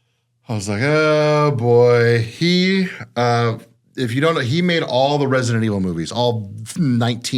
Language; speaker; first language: English; native; English